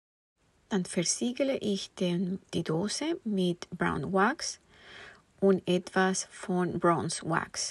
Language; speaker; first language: German; non-native, fluent; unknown